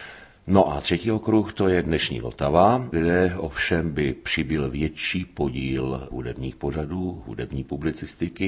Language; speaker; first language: Czech; native; Czech